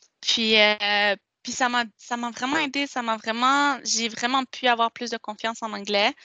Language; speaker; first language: French; non-native, local second language; Spanish